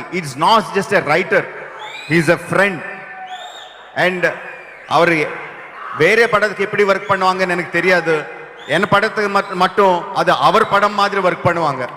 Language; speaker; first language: Tamil; non-native, local second language; Telugu